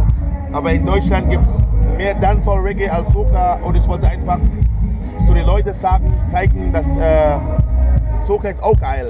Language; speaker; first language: German; non-native, fluent; English